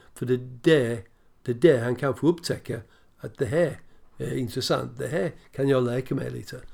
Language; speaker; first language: Swedish; non-native, fluent; English